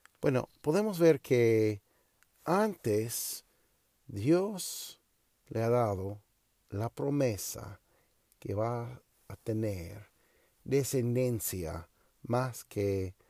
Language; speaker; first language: Spanish; non-native, learner; English